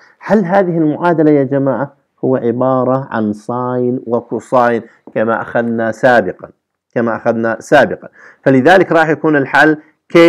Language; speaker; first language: Arabic; native; Arabic